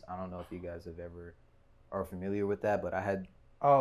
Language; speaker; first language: English; native; English